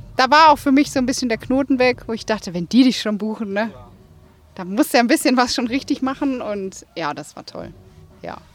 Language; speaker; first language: German; native; German